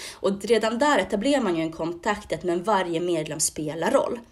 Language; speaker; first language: Swedish; early bilingual, other home language; Hungarian